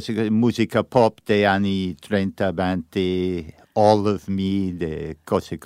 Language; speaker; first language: Italian; non-native, learner; English